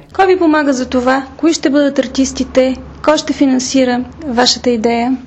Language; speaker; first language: Bulgarian; native; Bulgarian